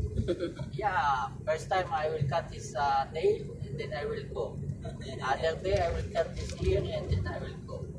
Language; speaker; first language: English; non-native, local second language; Filipino